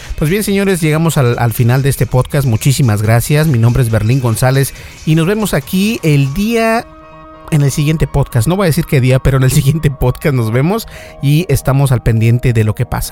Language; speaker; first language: Spanish; native; Spanish